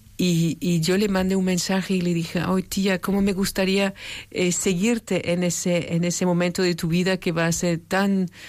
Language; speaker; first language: Spanish; non-native, fluent; French